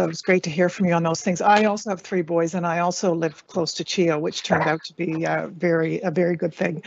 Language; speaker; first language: English; native; English